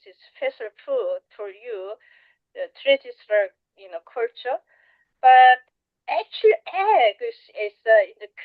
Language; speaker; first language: English; non-native, learner; Korean